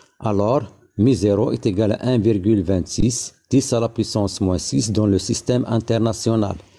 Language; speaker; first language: French; non-native, local second language; Arabic